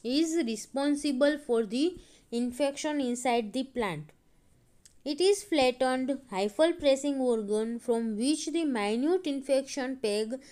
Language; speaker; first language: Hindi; non-native, local second language; Gujarati